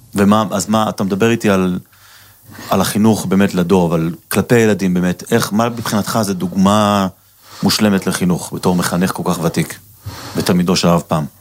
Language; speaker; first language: Hebrew; native; Hebrew